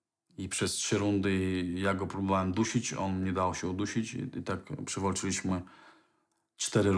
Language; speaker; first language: Polish; non-native, fluent; Chechen